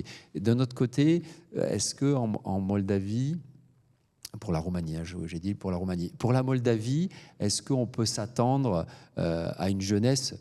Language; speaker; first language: French; native; French